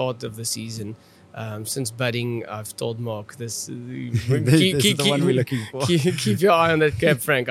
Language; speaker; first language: English; non-native, local second language; Afrikaans